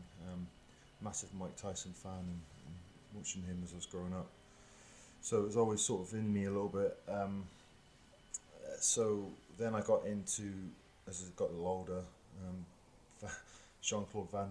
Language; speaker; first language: English; native; English